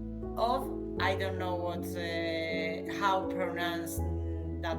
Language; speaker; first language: English; non-native, learner; Spanish